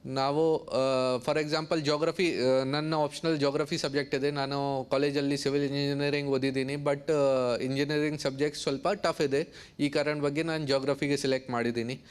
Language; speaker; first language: Kannada; non-native, learner; Hindi